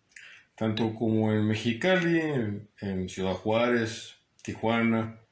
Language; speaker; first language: Spanish; native; Spanish